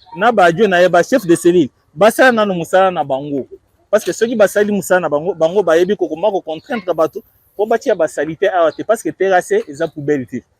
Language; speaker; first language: Lingala; native; Lingala